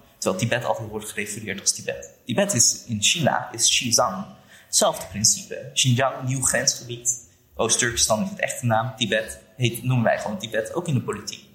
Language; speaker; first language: Dutch; early bilingual, other home language; Uyghur